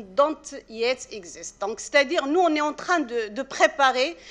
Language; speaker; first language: French; non-native, local second language; Arabic